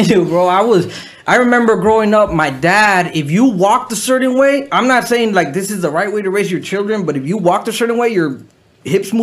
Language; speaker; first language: English; early bilingual, other home language; Spanish